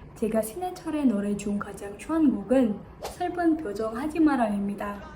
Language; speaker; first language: Korean; non-native, fluent; Indonesian